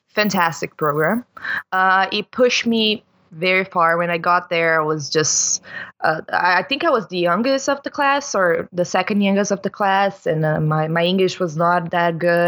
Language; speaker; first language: English; non-native, fluent; Portuguese